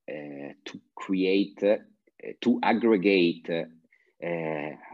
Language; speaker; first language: English; non-native, fluent; Italian